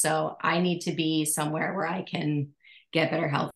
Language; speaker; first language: English; native; English